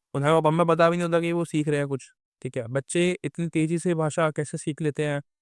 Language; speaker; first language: Hindi; native; Hindi